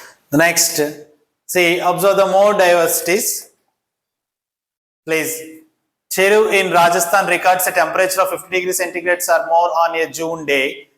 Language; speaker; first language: English; non-native, local second language; Telugu